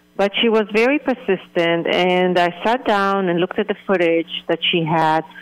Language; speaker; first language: English; early bilingual, other home language; Hebrew